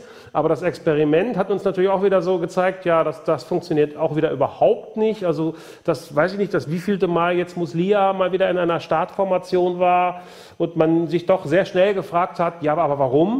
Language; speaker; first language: German; native; German